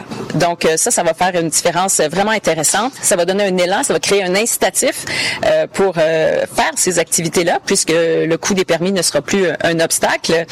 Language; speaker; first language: French; native; French